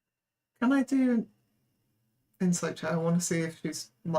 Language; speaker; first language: English; native; English